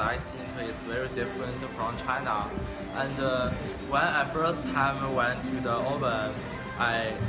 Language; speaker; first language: English; non-native, learner; Chinese